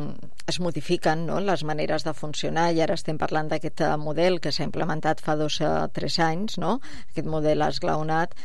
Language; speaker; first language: Catalan; native; Catalan